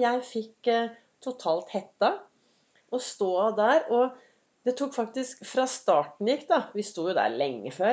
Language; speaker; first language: Norwegian; native; Norwegian